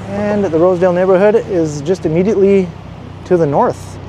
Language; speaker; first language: English; native; English